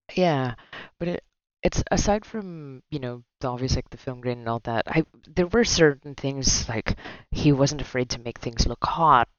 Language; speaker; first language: English; non-native, local second language; Filipino